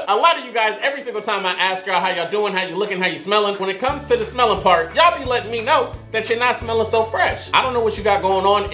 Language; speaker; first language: English; native; English